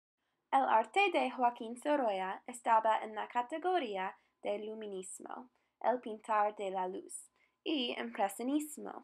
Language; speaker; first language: Spanish; non-native, learner; English